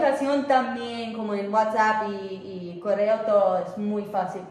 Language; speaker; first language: Spanish; non-native, fluent; English